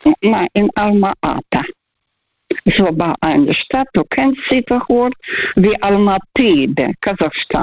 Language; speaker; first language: German; non-native, local second language; Russian